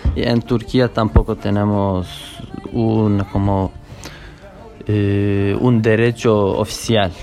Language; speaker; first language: Spanish; non-native, learner; Turkish